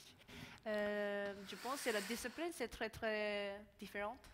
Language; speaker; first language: French; non-native, learner; Japanese